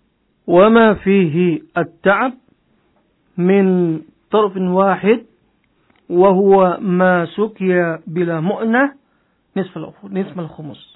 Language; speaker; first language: Arabic; non-native, fluent; Indonesian